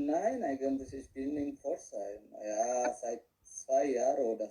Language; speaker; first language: German; non-native, learner; Tigrinya